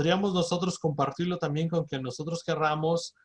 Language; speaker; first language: Spanish; native; Spanish